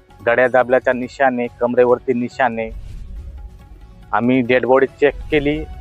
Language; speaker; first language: Marathi; non-native, local second language; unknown